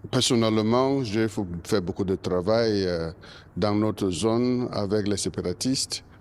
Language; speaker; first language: French; non-native, local second language; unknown